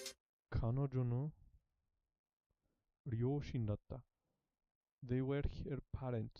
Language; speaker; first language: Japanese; non-native, learner; Filipino